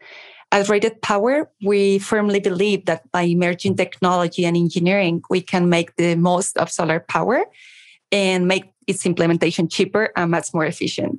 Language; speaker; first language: English; non-native, fluent; Spanish